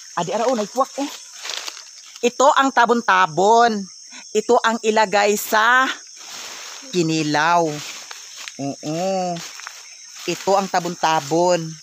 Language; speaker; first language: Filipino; non-native, local second language; Cebuano